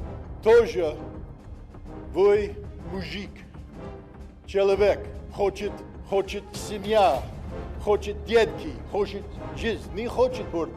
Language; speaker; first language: Russian; non-native, learner; English